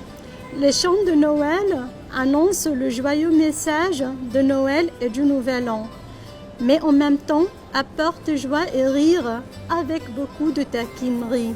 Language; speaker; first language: French; non-native, local second language; Arabic